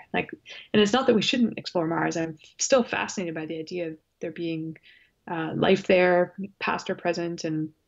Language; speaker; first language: English; native; English